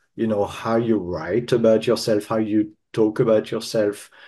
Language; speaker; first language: English; non-native, fluent; French